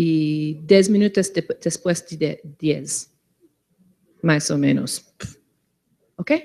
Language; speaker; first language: Spanish; non-native, learner; English